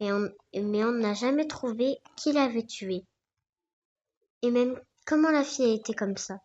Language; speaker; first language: French; native; French